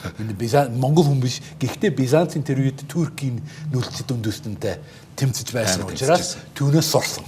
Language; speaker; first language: Mongolian; non-native, fluent; English